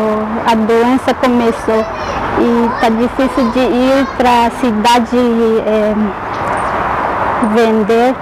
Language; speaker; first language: Portuguese; non-native, local second language; Guarani